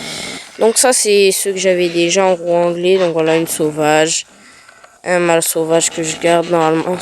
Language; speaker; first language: French; native; French